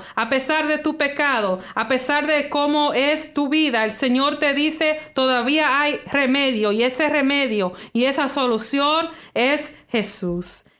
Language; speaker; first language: Spanish; early bilingual, heritage; English